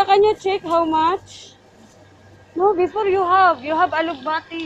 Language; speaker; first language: English; non-native, local second language; Filipino